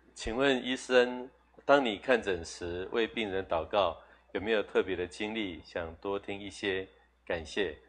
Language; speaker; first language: Chinese; native; Chinese